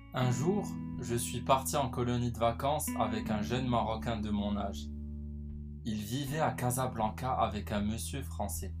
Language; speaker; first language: French; non-native, local second language; Arabic